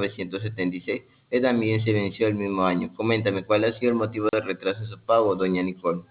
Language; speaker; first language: Spanish; native; Spanish